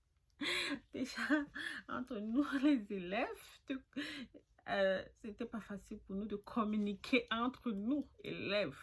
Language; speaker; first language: French; non-native, local second language; Fula